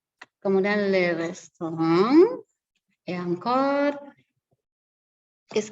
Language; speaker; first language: French; non-native, learner; Indonesian